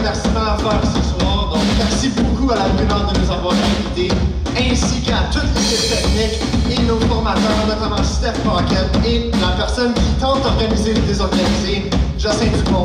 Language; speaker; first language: French; native; French